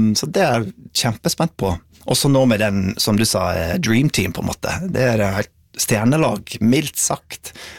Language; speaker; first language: Norwegian; non-native, fluent; English